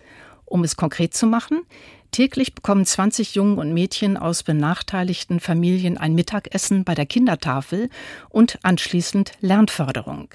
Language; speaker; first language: German; native; German